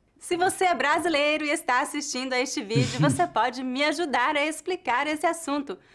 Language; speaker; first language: Portuguese; native; Portuguese